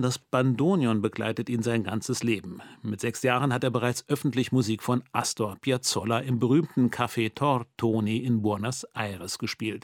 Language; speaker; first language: German; native; German